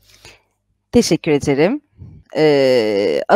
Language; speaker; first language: Turkish; native; Turkish